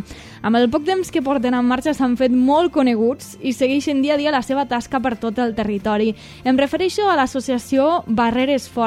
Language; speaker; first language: Catalan; native; Catalan